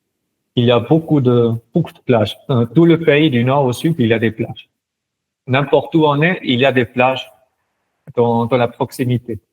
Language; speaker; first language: French; non-native, local second language; German